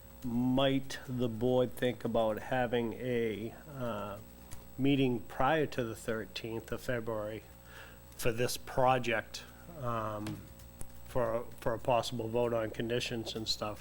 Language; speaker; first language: English; native; English